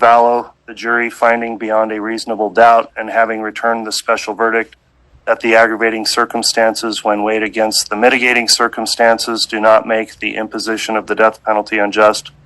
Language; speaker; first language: English; native; English